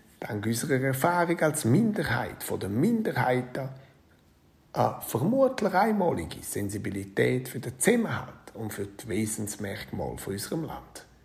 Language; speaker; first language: German; non-native, local second language; Romansh